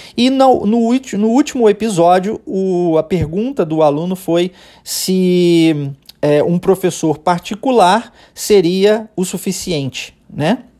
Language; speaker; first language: Portuguese; early bilingual, heritage; Portuguese